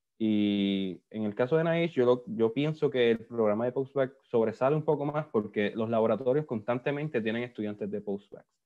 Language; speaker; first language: Spanish; native; Spanish